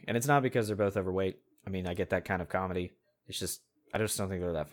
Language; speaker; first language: English; native; English